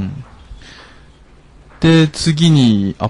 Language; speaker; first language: Japanese; native; Japanese